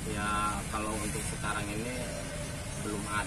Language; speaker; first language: Indonesian; native; Indonesian